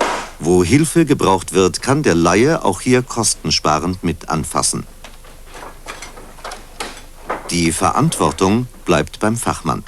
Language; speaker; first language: German; native; German